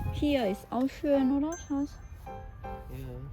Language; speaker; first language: German; non-native, learner; Thai